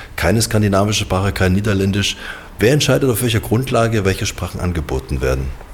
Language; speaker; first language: German; native; German